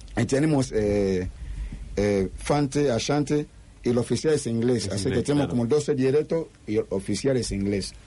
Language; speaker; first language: Spanish; non-native, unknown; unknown